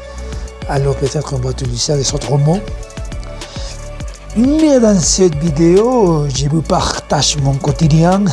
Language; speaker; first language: French; non-native, learner; Spanish